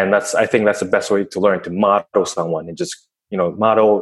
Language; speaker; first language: English; non-native, fluent; Chinese